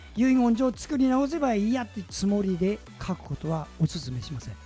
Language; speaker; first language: Japanese; native; Japanese